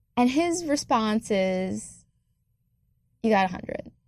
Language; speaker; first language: English; native; English